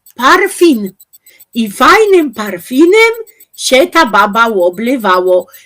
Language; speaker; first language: Polish; native; Polish